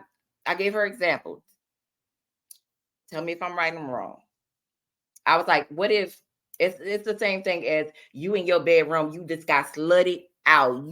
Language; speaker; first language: English; native; English